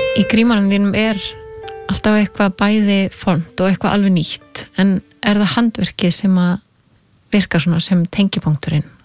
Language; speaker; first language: Icelandic; native; Icelandic